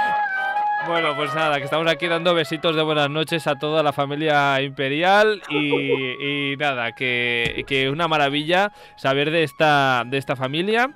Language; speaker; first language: Spanish; native; Spanish